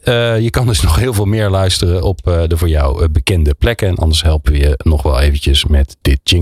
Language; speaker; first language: Dutch; native; Dutch